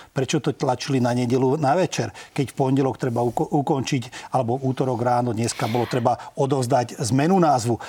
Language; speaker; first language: Slovak; non-native, local second language; Hungarian